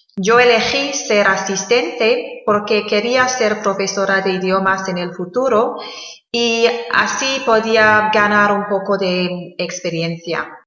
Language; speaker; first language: Spanish; non-native, fluent; English